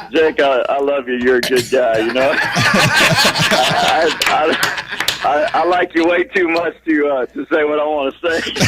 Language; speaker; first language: English; native; English